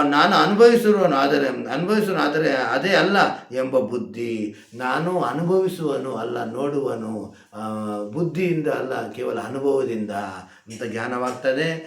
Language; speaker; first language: Kannada; non-native, local second language; Hindi